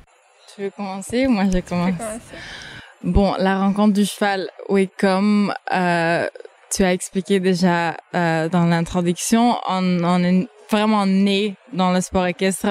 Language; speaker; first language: French; non-native, local second language; Dutch